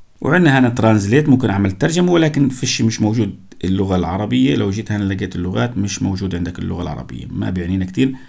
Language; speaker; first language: Arabic; native; Arabic